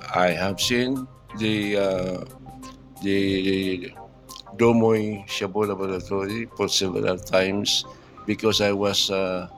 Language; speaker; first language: English; non-native, local second language; Cebuano